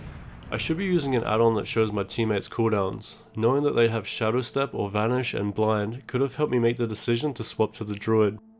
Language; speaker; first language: English; native; English